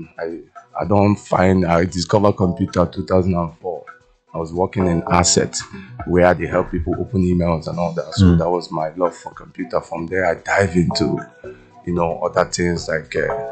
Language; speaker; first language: English; non-native, local second language; Igbo